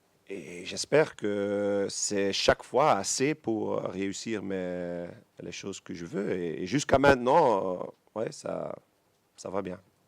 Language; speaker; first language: French; non-native, local second language; Dutch